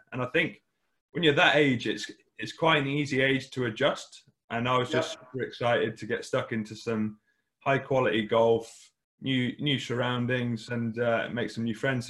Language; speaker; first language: English; native; English